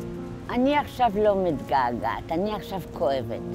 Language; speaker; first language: Hebrew; non-native, fluent; Polish